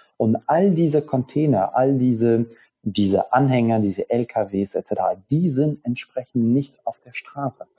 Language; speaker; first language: German; non-native, fluent; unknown